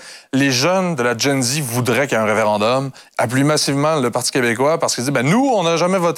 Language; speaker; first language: French; native; French